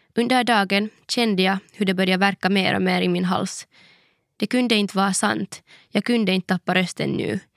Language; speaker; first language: Swedish; native; Swedish